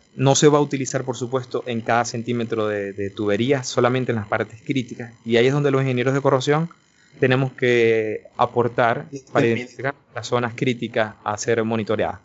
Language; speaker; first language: Spanish; native; Spanish